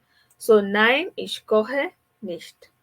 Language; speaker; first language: German; non-native, fluent; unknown